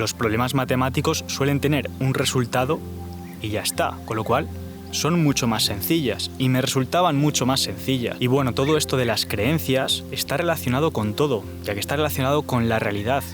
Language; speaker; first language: Spanish; native; Spanish